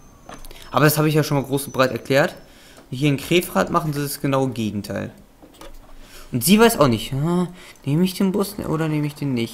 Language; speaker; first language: German; native; German